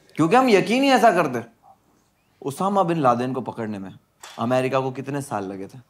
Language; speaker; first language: Hindi; non-native, local second language; Gujarati